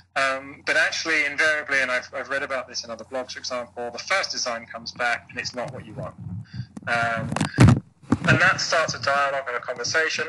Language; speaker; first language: English; native; English